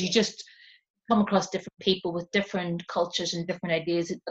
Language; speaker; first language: English; native; English